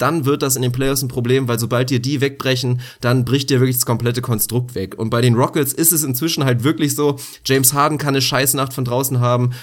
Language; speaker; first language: German; native; German